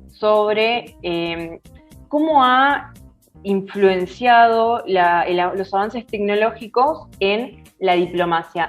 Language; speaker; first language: Spanish; native; Spanish